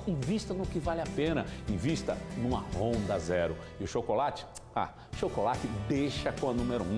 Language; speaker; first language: Portuguese; native; Portuguese